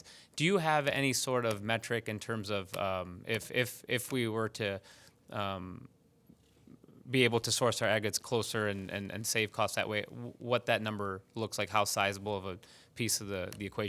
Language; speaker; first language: English; early bilingual, other home language; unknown